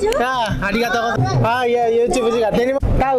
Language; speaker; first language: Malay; non-native, learner; Japanese